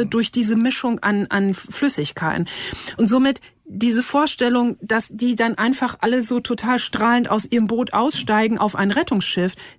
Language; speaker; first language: German; native; German